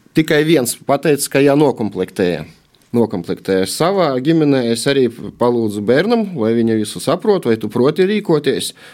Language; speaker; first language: Latvian; native; Latvian